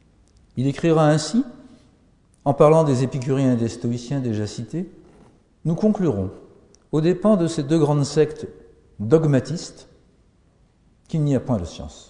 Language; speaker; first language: French; native; French